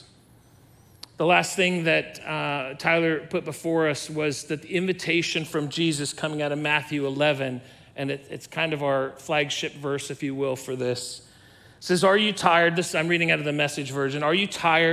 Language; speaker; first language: English; native; English